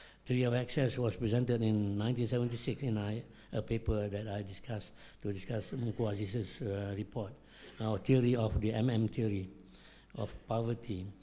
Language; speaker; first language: English; non-native, local second language; Malay